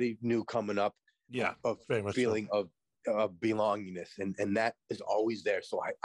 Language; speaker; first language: English; native; English